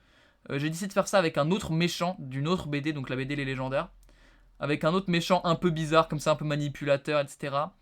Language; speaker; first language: French; native; French